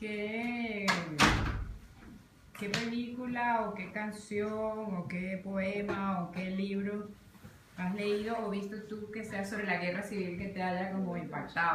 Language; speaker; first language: Spanish; native; Spanish